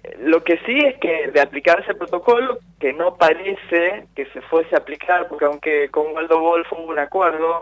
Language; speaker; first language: Spanish; native; Spanish